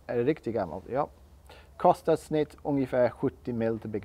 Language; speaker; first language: Swedish; non-native, learner; English